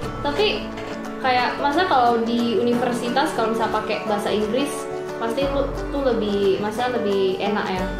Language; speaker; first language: Indonesian; native; Indonesian